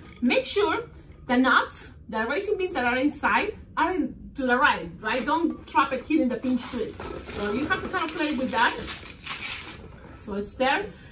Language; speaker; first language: English; non-native, fluent; Spanish